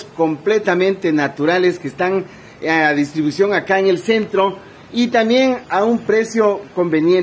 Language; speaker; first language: Spanish; native; Spanish